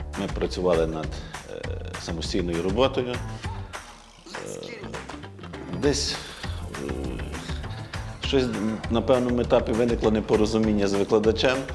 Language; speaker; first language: Ukrainian; native; Ukrainian